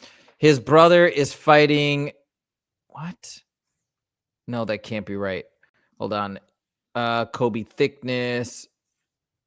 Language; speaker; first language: English; native; English